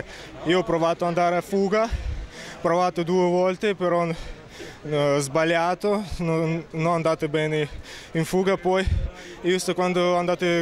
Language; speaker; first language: Italian; non-native, learner; Uzbek